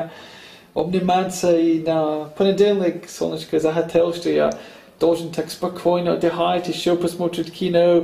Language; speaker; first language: Russian; non-native, learner; English